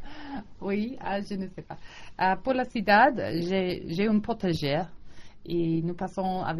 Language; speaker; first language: French; non-native, learner; English